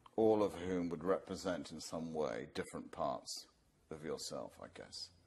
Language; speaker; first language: English; native; English